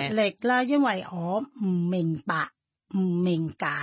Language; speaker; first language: Chinese; non-native, fluent; Thai